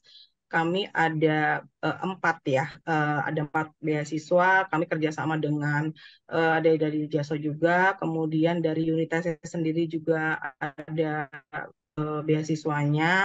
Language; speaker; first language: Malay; non-native, fluent; Japanese